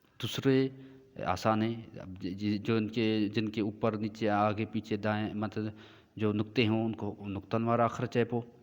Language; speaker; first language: Urdu; non-native, local second language; Sindhi